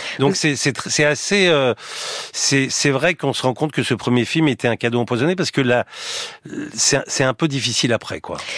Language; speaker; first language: French; native; French